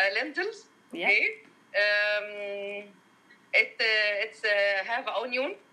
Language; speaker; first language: English; non-native, learner; Arabic